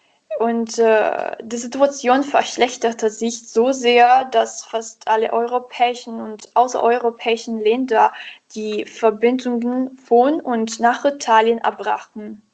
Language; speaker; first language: German; non-native, learner; Italian